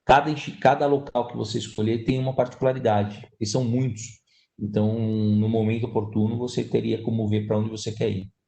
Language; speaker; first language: Portuguese; native; Portuguese